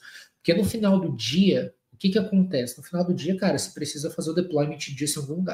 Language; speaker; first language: Portuguese; native; Portuguese